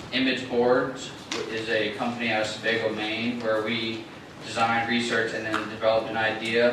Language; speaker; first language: English; native; English